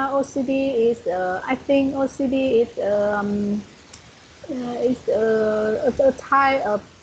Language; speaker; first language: English; non-native, learner; Vietnamese